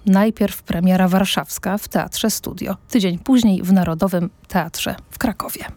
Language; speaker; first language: Polish; native; Polish